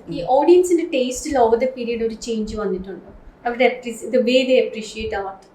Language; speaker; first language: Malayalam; native; Malayalam